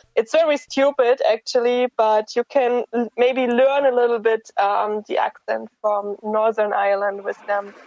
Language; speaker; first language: English; non-native, fluent; German